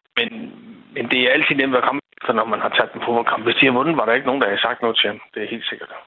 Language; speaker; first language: Danish; native; Danish